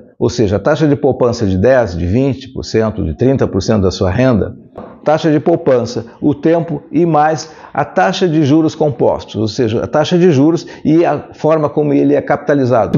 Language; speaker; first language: Portuguese; native; Portuguese